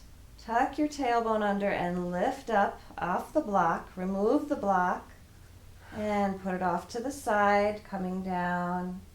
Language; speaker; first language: English; native; English